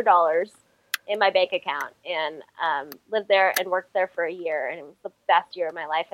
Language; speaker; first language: English; native; English